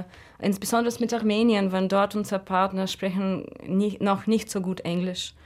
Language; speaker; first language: German; non-native, fluent; Russian